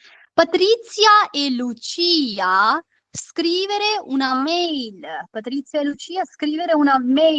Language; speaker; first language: Italian; non-native, fluent; Urdu